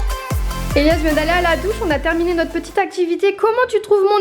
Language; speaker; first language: French; native; French